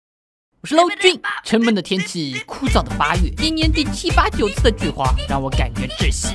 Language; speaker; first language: Chinese; native; Chinese